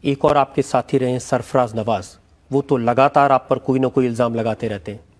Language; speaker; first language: Urdu; native; Urdu